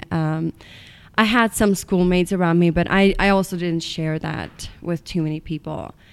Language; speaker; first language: English; non-native, fluent; Estonian